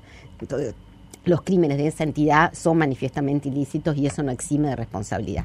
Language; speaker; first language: Spanish; native; Spanish